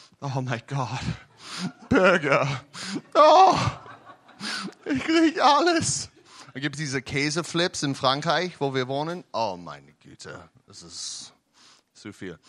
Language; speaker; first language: German; non-native, learner; English